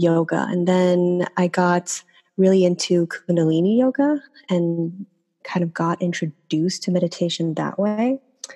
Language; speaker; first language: English; non-native, fluent; Swedish